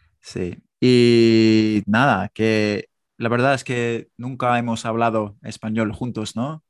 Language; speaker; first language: Spanish; non-native, fluent; English